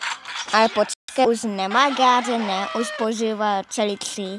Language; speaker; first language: Czech; non-native, learner; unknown